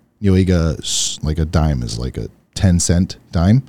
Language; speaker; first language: English; early bilingual, other home language; Chinese